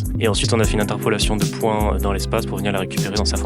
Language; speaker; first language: French; native; French